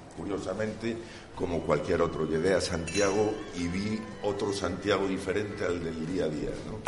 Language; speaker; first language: Spanish; native; Spanish